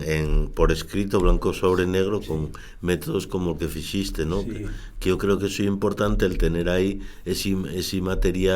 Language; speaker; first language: Spanish; native; Spanish